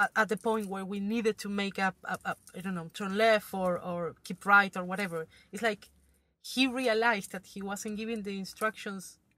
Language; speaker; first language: English; non-native, fluent; Spanish